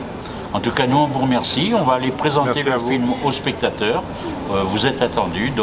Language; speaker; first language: French; native; French